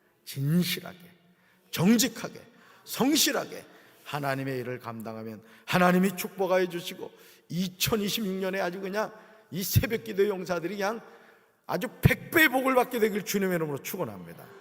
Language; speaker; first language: Korean; native; Korean